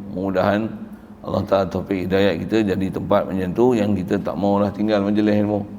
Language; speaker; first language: Malay; native; Malay